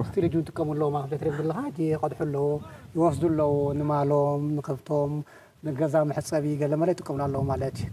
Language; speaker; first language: Tigrinya; non-native, local second language; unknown